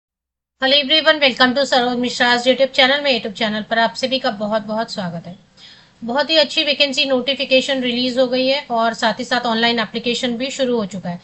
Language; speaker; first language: Hindi; native; Hindi